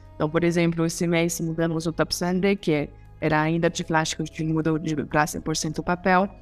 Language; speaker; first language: Portuguese; non-native, fluent; French